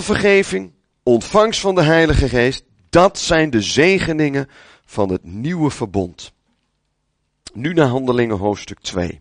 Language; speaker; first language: Dutch; native; Dutch